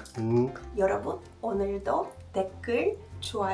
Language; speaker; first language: Korean; non-native, fluent; Ukrainian